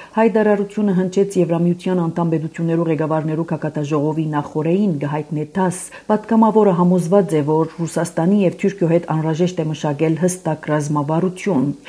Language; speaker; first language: Armenian; early bilingual, heritage; Armenian